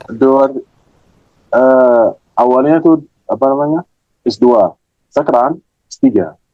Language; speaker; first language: Indonesian; non-native, fluent; Arabic